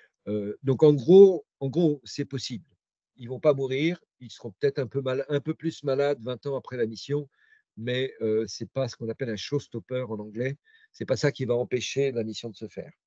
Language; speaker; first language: French; native; French